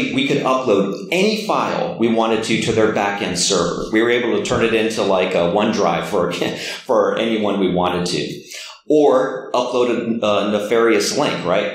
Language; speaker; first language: English; native; English